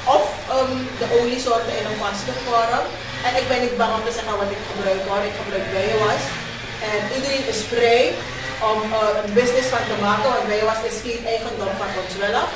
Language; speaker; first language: Dutch; native; Dutch